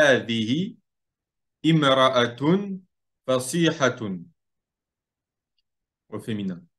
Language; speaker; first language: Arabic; non-native, fluent; French